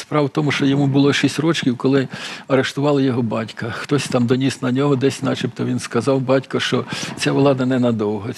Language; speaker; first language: Ukrainian; native; Ukrainian